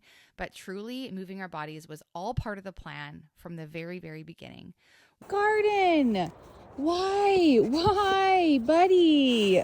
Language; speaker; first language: English; native; English